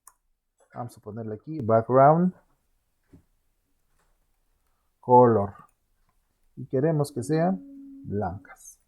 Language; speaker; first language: Spanish; native; Spanish